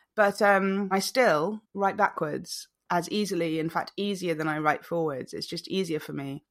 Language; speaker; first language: English; native; English